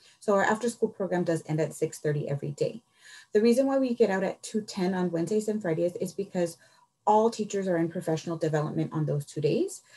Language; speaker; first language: English; early bilingual, other home language; Spanish